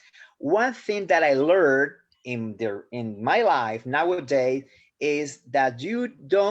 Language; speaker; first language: English; non-native, fluent; Spanish